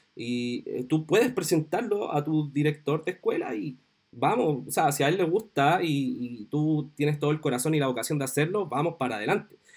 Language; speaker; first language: Spanish; native; Spanish